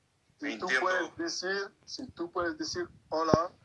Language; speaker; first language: Spanish; non-native, fluent; French